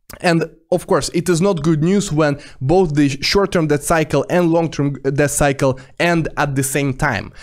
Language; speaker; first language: English; non-native, fluent; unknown